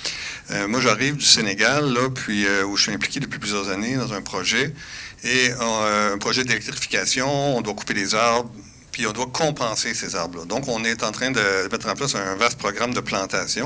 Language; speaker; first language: French; native; French